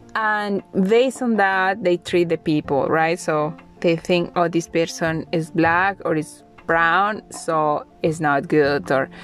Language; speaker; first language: English; non-native, fluent; Spanish